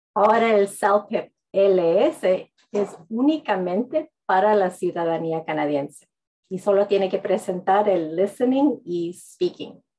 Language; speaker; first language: Spanish; early bilingual, heritage; English